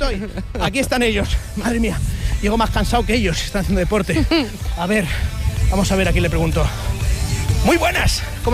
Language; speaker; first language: Spanish; native; Spanish